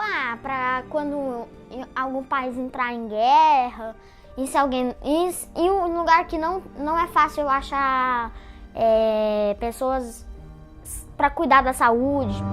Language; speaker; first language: Portuguese; early bilingual, other home language; Arabic